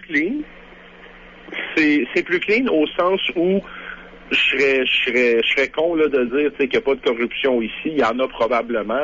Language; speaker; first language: French; native; French